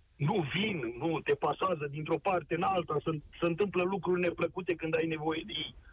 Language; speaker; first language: Romanian; native; Romanian